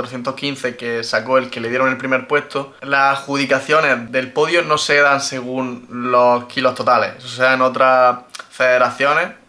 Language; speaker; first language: Spanish; native; Spanish